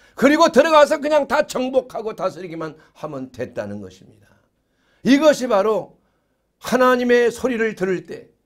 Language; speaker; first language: Korean; native; Korean